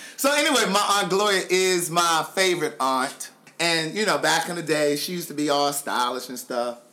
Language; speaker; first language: English; native; English